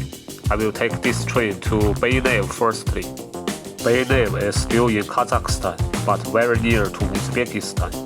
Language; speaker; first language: English; non-native, fluent; Chinese